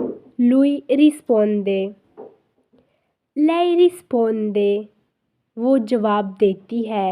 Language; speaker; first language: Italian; non-native, fluent; Urdu